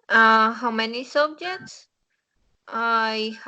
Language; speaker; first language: English; non-native, learner; Spanish